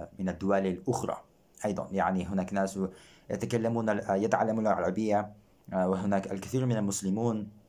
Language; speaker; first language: Arabic; non-native, fluent; Kazakh